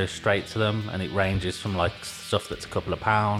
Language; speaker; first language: English; native; English